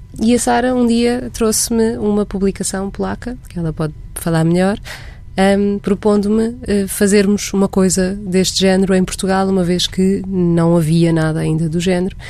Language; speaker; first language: Portuguese; native; Portuguese